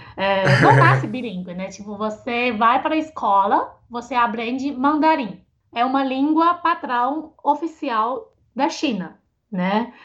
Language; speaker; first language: Portuguese; non-native, fluent; Chinese